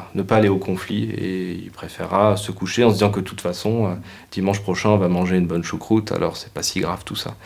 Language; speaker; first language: French; native; French